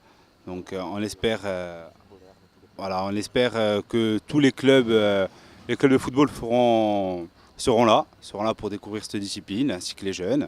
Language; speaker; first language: French; native; French